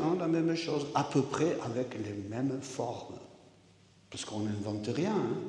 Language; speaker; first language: French; native; French